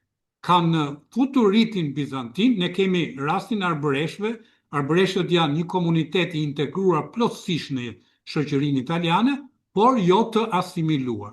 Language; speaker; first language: Albanian; native; Albanian